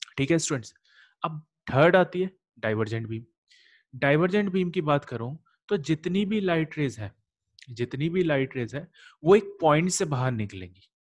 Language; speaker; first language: Hindi; native; Hindi